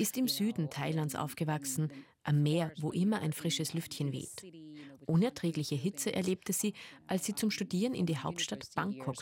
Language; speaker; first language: German; native; German